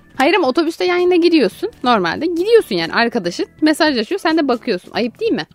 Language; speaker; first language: Turkish; native; Turkish